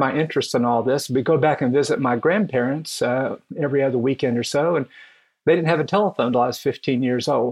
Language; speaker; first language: English; native; English